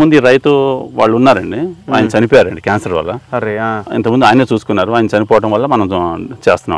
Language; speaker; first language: Telugu; native; Telugu